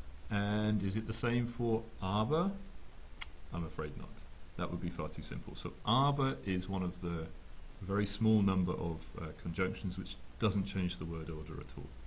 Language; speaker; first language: English; native; English